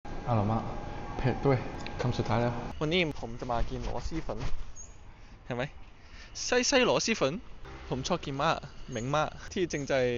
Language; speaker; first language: Thai; non-native, learner; Chinese